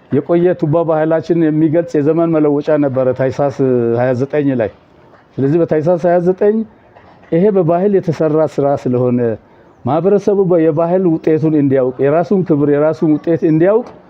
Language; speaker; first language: Amharic; non-native, local second language; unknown